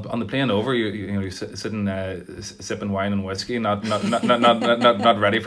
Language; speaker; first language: English; native; English